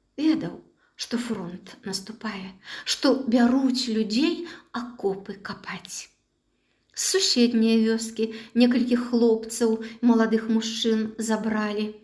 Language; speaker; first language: Belarusian; native; Belarusian